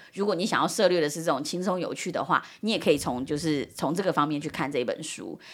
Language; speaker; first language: Chinese; early bilingual, heritage; Chinese